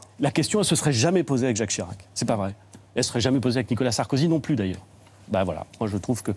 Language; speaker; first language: French; native; French